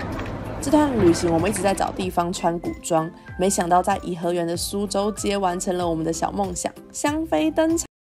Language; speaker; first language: Chinese; native; Chinese